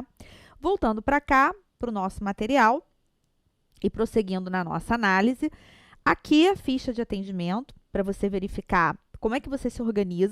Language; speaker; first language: Portuguese; native; Portuguese